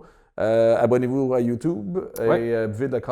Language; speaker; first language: French; native; French